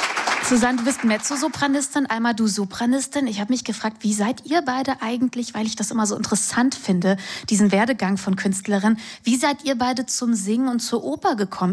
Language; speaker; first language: German; native; German